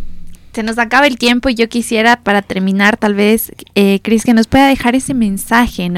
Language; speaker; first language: Spanish; native; Spanish